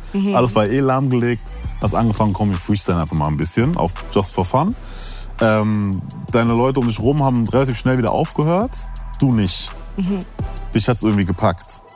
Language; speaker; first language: German; native; German